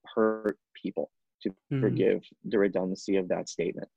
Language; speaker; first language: English; non-native, fluent; Spanish